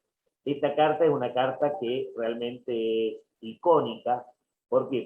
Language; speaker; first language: Spanish; native; Spanish